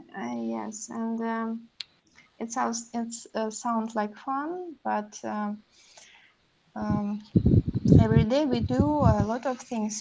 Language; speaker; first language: English; non-native, learner; Russian